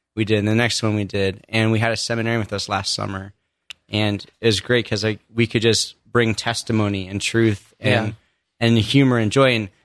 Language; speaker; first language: English; native; English